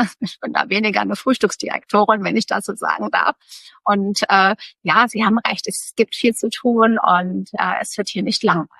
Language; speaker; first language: German; early bilingual, other home language; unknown